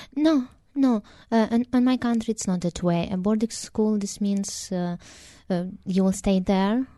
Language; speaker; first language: English; non-native, fluent; Romanian